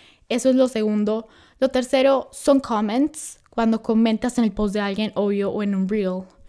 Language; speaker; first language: Spanish; early bilingual, heritage; Spanish